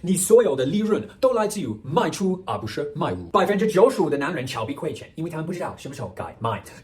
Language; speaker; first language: Chinese; non-native, fluent; English